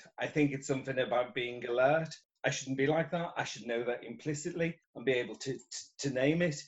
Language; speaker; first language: English; native; English